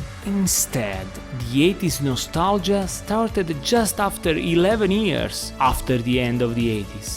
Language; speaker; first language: English; non-native, fluent; Italian